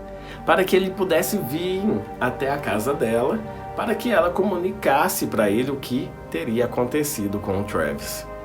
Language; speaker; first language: Portuguese; native; Portuguese